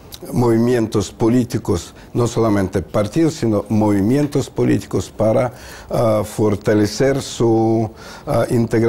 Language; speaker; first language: Spanish; non-native, fluent; Russian